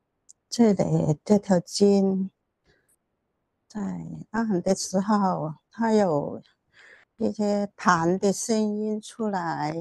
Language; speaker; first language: Chinese; non-native, local second language; Cantonese